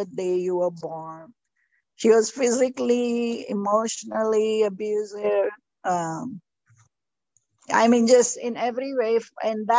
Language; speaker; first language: English; non-native, local second language; Marathi